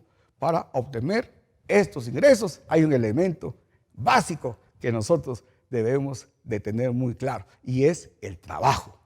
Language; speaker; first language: Spanish; native; Spanish